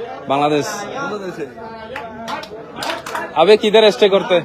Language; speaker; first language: Hindi; non-native, local second language; Bangla